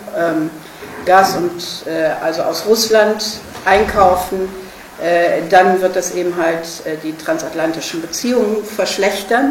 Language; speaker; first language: German; native; German